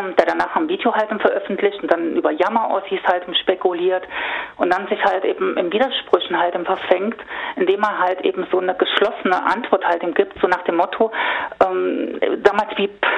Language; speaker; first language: German; native; German